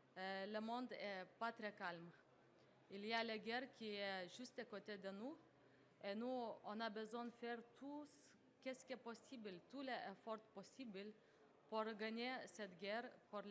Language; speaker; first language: French; non-native, learner; Lithuanian